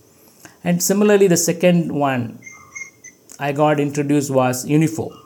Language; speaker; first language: English; non-native, local second language; Tamil